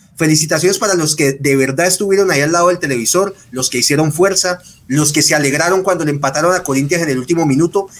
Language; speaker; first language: Spanish; native; Spanish